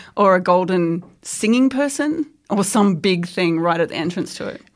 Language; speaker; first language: English; native; English